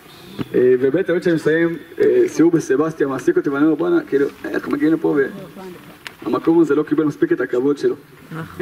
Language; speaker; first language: Hebrew; native; Hebrew